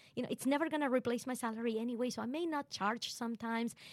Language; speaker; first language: English; non-native, fluent; Spanish